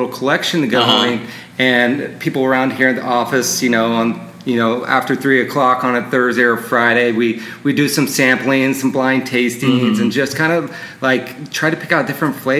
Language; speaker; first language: English; native; English